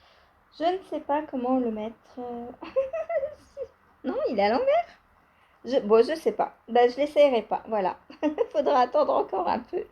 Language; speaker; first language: French; native; French